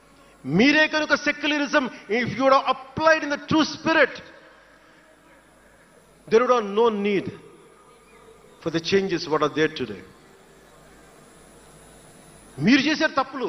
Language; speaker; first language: Telugu; native; Telugu